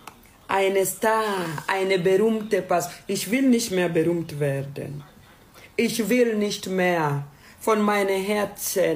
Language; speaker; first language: German; non-native, learner; Swahili